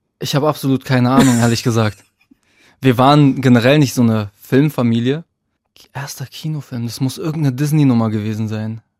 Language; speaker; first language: German; early bilingual, other home language; Arabic